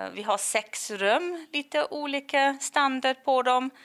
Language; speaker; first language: Swedish; non-native, fluent; English